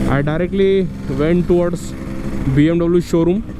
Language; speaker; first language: Hindi; non-native, local second language; Odia